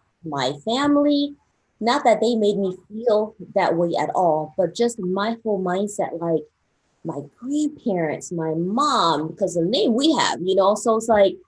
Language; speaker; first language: English; early bilingual, other home language; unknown